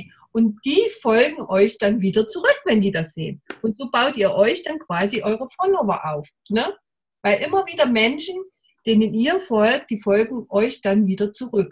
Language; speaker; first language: German; native; German